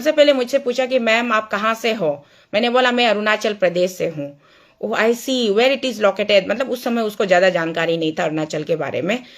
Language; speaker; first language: Hindi; non-native, local second language; Nyishi